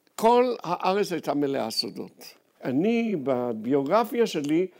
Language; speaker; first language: Hebrew; native; Hebrew